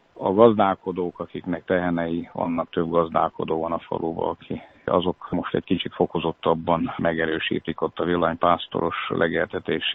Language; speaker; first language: Hungarian; native; Hungarian